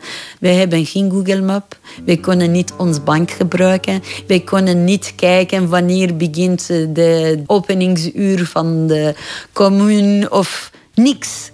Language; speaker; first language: Dutch; non-native, fluent; Persian